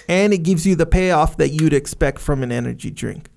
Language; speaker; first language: English; native; English